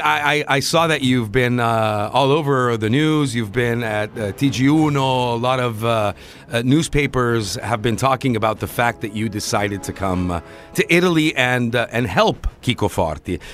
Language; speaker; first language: English; non-native, fluent; Italian